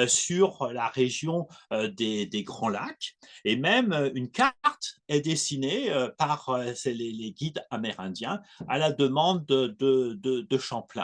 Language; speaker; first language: French; native; French